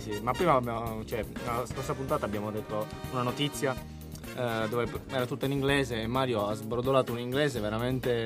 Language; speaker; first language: Italian; native; Italian